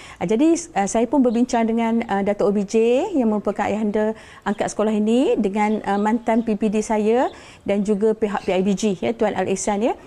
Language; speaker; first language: Malay; native; Malay